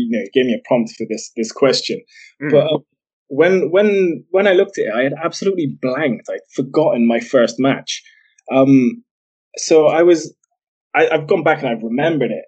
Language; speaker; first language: English; native; English